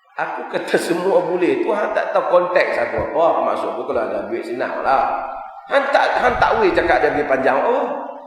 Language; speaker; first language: Malay; native; Malay